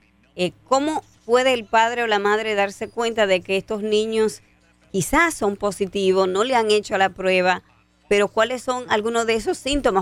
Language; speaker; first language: Spanish; native; Spanish